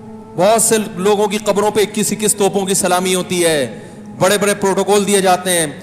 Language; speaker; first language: Urdu; native; Urdu